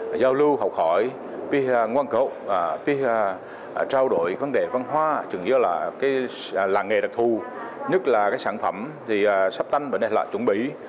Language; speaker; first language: Vietnamese; non-native, local second language; Eastern Cham